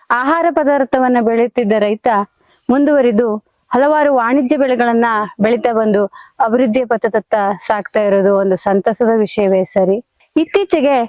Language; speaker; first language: Kannada; native; Kannada